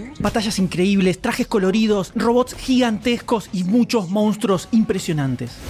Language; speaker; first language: Spanish; native; Spanish